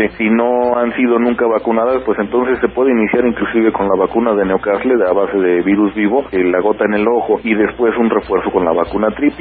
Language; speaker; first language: Spanish; native; Spanish